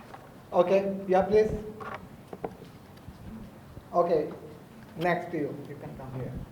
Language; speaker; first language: English; non-native, fluent; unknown